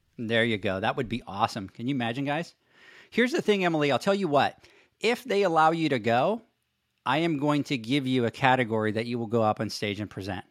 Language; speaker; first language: English; non-native, local second language; Spanish